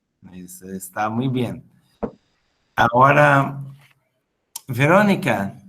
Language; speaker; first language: Spanish; non-native, fluent; Portuguese